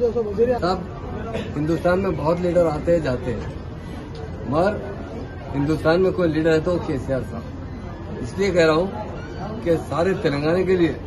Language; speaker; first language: Hindi; non-native, local second language; Urdu